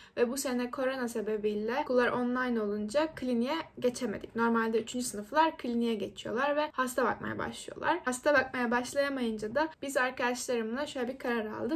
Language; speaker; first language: Turkish; native; Turkish